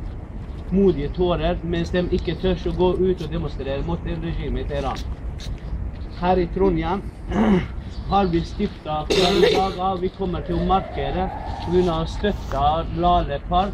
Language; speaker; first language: Norwegian; non-native, fluent; Persian